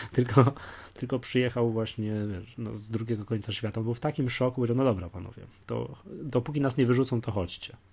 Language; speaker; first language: Polish; native; Polish